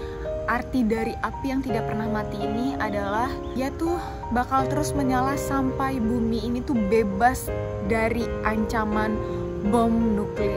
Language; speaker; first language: Indonesian; native; Indonesian